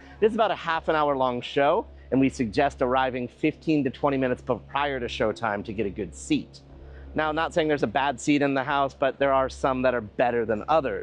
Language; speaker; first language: English; native; English